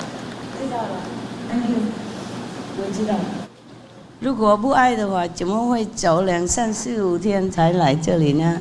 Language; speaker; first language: Chinese; non-native, fluent; Vietnamese